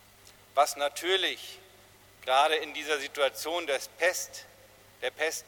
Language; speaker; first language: German; native; German